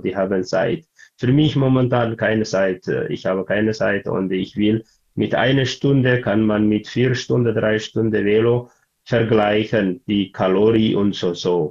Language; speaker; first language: German; non-native, learner; Tigrinya